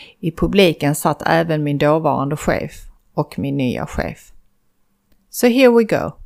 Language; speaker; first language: Swedish; early bilingual, other home language; Persian